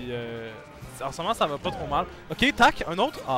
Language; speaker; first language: French; native; French